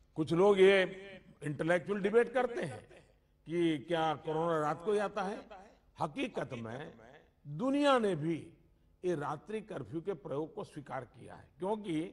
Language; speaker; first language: Hindi; non-native, local second language; Gujarati